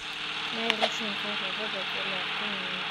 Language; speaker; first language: Armenian; early bilingual, heritage; Armenian